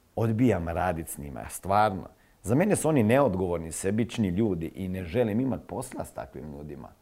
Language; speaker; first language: Croatian; non-native, fluent; Serbian